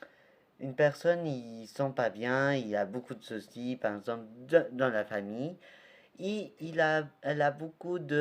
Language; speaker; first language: French; non-native, learner; Portuguese